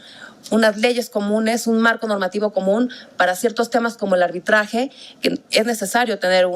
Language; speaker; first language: Spanish; native; Spanish